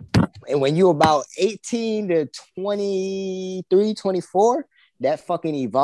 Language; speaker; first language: English; native; English